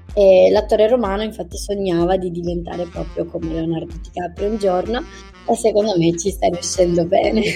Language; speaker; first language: Italian; native; Italian